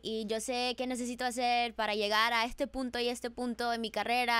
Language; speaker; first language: Spanish; early bilingual, heritage; Spanish